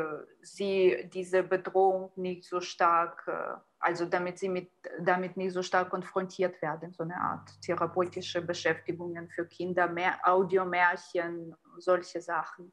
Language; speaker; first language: German; non-native, fluent; Ukrainian